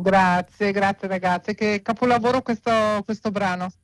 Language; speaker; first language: Italian; native; Italian